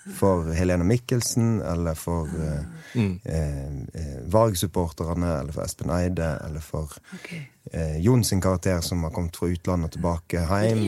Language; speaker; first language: Norwegian; native; Norwegian